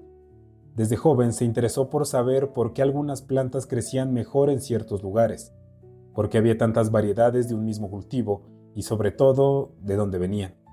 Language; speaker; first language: Spanish; native; Spanish